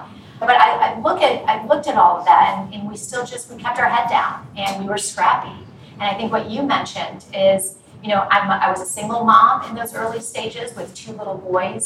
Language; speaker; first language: English; native; English